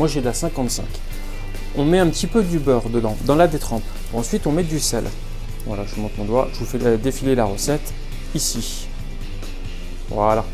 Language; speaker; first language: French; native; French